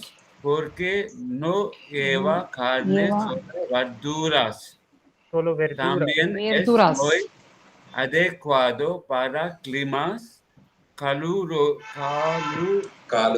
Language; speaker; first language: Spanish; non-native, learner; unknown